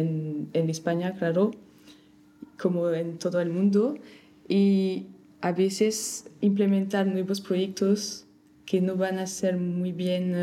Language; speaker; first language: Spanish; non-native, fluent; French